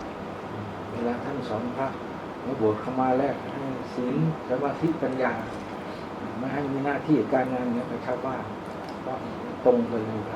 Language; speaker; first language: Thai; native; Thai